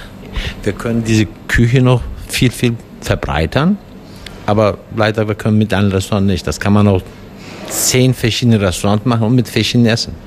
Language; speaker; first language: German; non-native, fluent; Turkish